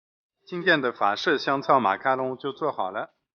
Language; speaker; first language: Chinese; native; Chinese